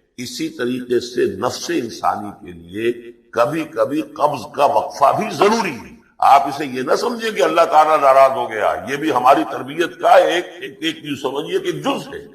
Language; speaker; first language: Urdu; native; Urdu